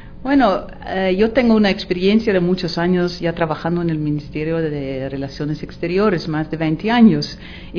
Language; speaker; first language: Spanish; non-native, fluent; Dutch